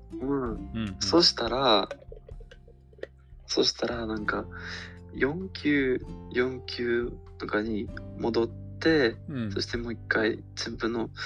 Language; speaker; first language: Japanese; non-native, learner; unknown